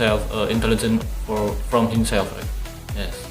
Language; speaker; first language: English; non-native, learner; Indonesian